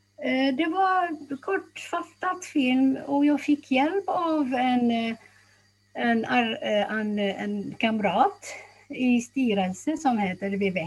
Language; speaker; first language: Swedish; non-native, fluent; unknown